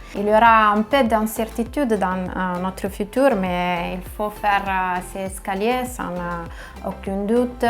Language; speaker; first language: French; non-native, fluent; Italian